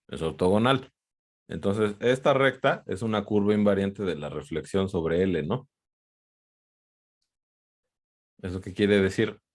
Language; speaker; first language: Spanish; native; Spanish